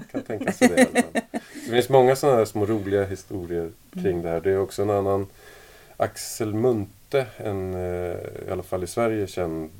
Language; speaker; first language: Swedish; native; Swedish